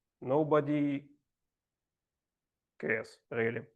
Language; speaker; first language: English; non-native, fluent; Russian